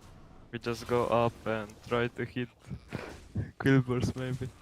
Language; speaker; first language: English; non-native, learner; Slovenian